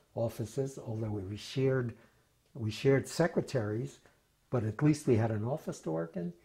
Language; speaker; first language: English; native; English